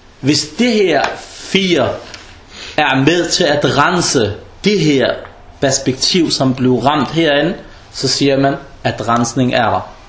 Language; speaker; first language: Danish; non-native, fluent; Arabic